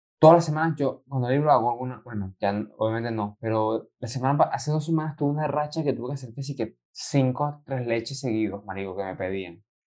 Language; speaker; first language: Spanish; native; Spanish